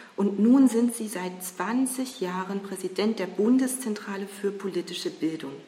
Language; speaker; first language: German; native; German